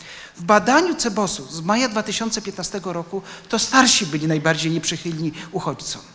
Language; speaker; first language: Polish; native; Polish